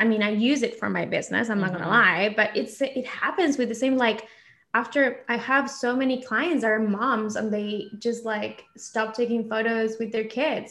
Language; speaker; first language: English; non-native, fluent; Spanish